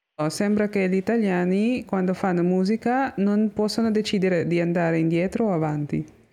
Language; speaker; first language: Italian; non-native, learner; Filipino